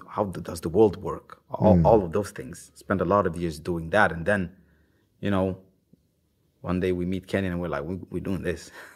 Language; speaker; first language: English; non-native, fluent; Swahili